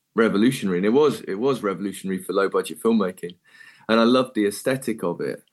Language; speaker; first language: English; native; English